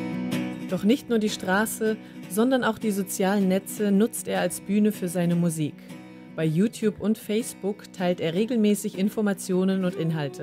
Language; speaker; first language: German; native; German